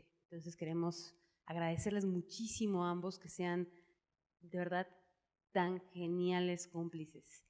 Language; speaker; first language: Spanish; native; Spanish